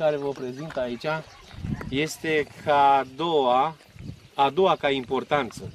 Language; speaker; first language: Romanian; non-native, local second language; Turkish